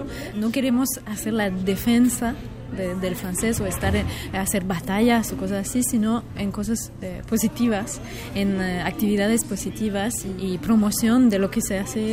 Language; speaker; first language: Spanish; non-native, fluent; French